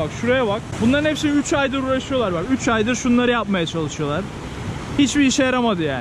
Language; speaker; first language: Turkish; native; Turkish